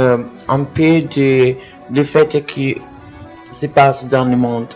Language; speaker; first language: French; non-native, learner; Spanish